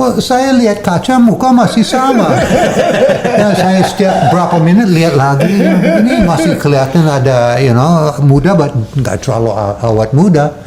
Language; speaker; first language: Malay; non-native, fluent; English